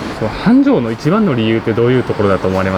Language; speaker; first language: Japanese; native; Japanese